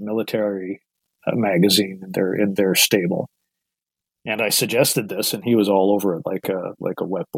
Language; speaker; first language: English; native; English